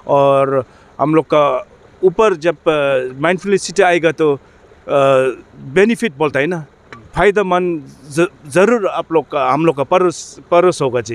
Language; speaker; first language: Hindi; non-native, learner; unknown